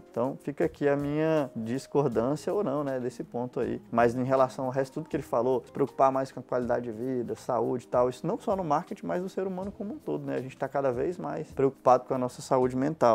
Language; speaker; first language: Portuguese; native; Portuguese